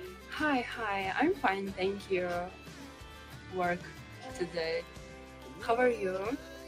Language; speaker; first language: English; non-native, learner; Ukrainian